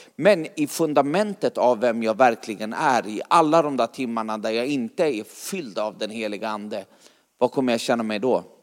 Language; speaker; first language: Swedish; native; Swedish